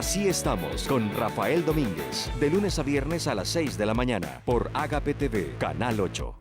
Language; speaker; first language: Spanish; native; Spanish